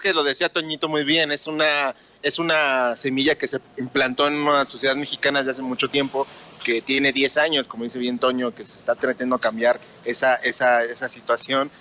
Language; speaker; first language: Spanish; native; Spanish